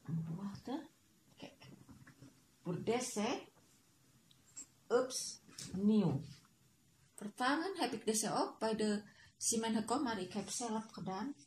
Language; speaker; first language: Dutch; non-native, learner; Indonesian